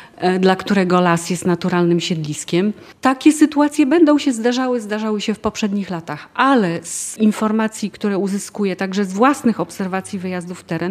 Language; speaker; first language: Polish; native; Polish